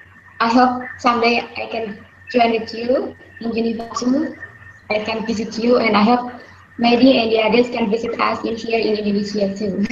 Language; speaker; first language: English; non-native, learner; Indonesian